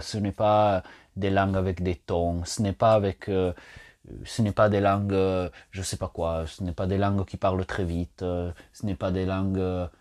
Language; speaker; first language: French; non-native, fluent; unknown